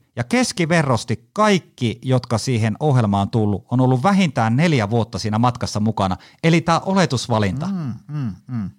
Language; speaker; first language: Finnish; native; Finnish